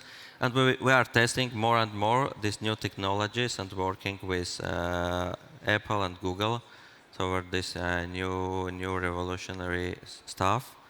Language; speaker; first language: English; non-native, fluent; Armenian